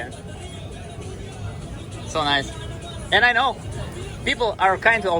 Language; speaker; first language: English; non-native, fluent; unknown